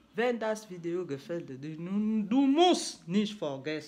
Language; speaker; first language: German; non-native, learner; French